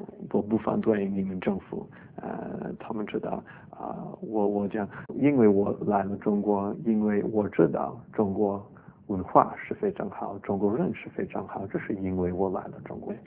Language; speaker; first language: Chinese; early bilingual, heritage; Chinese